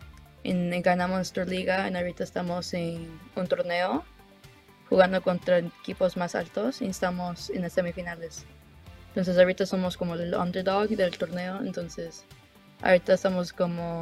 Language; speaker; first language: Spanish; early bilingual, heritage; Spanish